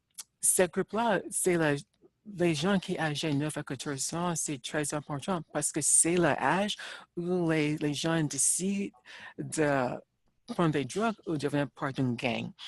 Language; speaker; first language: French; non-native, learner; English